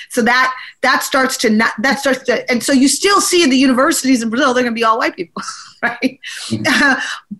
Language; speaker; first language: English; native; English